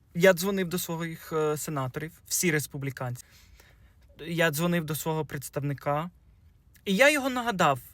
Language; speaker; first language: Ukrainian; early bilingual, heritage; Ukrainian